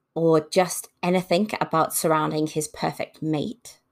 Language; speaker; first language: English; native; English